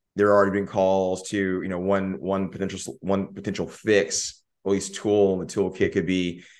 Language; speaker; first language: English; native; English